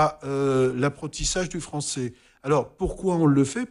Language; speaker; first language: French; native; French